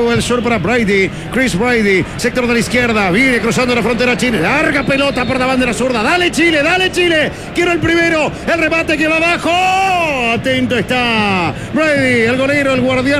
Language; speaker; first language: Spanish; native; Spanish